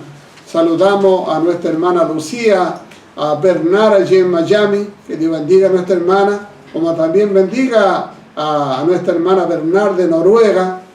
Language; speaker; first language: Spanish; native; Spanish